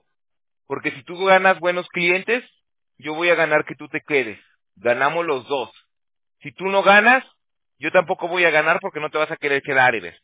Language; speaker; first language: Spanish; native; Spanish